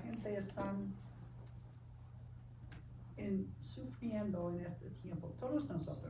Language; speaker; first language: Spanish; early bilingual, heritage; Spanish